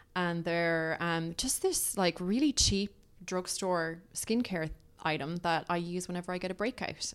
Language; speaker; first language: English; native; English